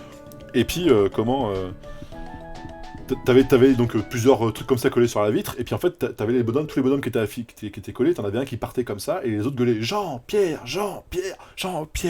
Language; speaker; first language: French; native; French